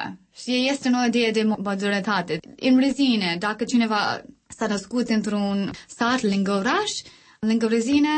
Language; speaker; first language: Romanian; non-native, learner; English